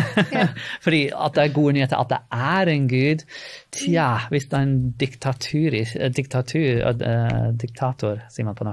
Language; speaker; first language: Norwegian; non-native, fluent; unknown